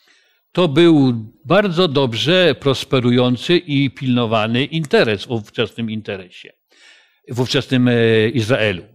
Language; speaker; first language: Polish; native; Polish